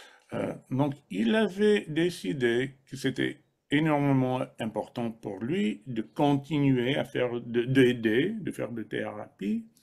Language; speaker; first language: French; non-native, fluent; English